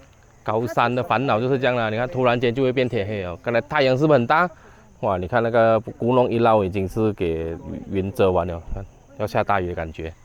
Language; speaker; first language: Chinese; native; Chinese